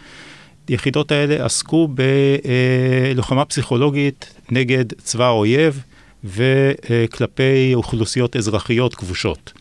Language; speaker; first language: Hebrew; native; Hebrew